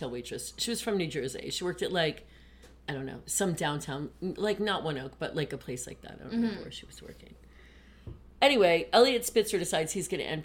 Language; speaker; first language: English; native; English